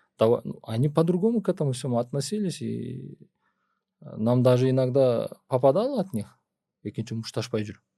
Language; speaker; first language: Russian; non-native, local second language; Kyrgyz